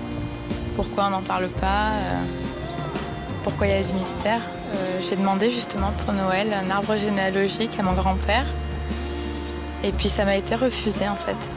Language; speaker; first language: French; native; French